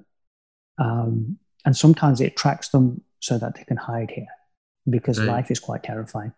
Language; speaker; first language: English; native; English